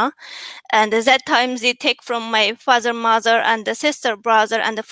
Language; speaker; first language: English; non-native, learner; Chinese